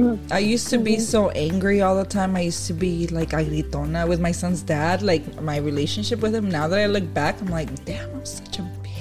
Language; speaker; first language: English; early bilingual, other home language; Spanish